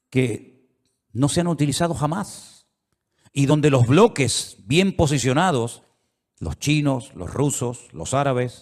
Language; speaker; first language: Spanish; native; Spanish